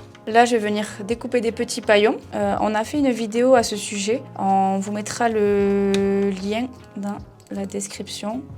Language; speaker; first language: French; native; French